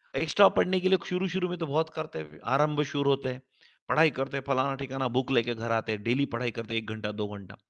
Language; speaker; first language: Hindi; non-native, local second language; Marathi